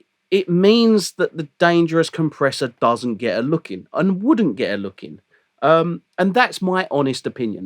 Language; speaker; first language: English; native; English